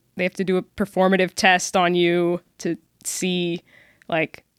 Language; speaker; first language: English; native; English